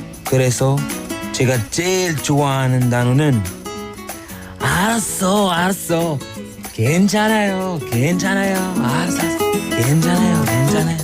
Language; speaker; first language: Korean; non-native, learner; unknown